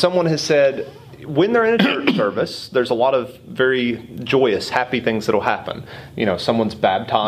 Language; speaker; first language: English; native; English